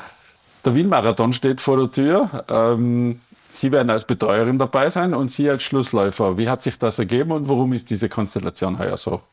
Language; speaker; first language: German; native; German